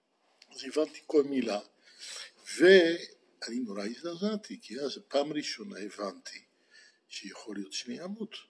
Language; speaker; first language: Hebrew; non-native, fluent; Dutch